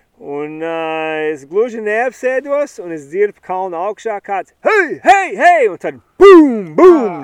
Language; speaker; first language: Latvian; early bilingual, heritage; Latvian